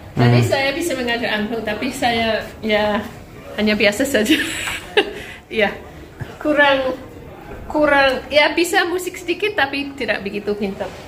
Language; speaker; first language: Indonesian; non-native, fluent; English